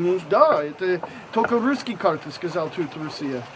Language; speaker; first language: Russian; non-native, learner; English